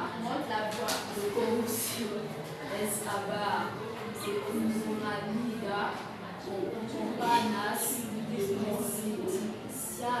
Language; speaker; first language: Spanish; non-native, learner; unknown